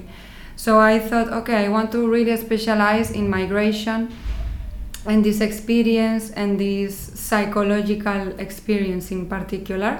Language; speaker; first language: English; non-native, fluent; Spanish